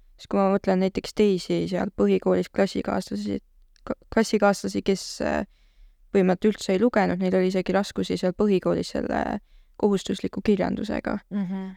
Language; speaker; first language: Estonian; native; Estonian